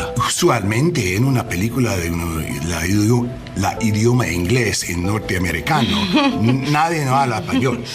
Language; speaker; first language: Spanish; non-native, learner; English